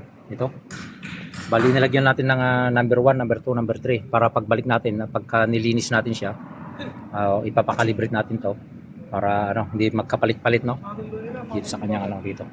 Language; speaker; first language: Filipino; native; Filipino